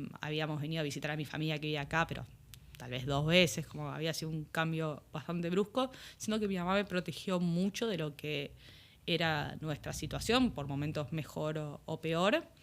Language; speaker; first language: Spanish; early bilingual, other home language; English